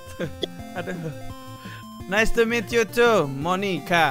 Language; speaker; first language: English; non-native, learner; Indonesian